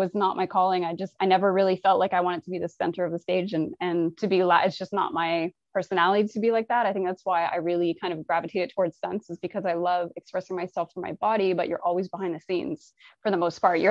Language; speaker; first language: English; native; English